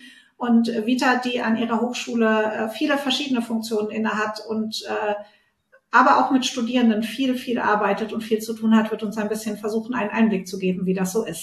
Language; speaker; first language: German; native; German